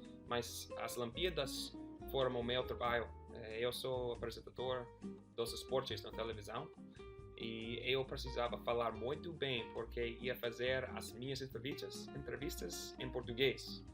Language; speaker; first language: Portuguese; non-native, fluent; English